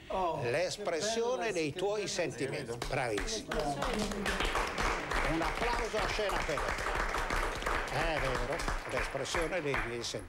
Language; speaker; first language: Italian; native; Italian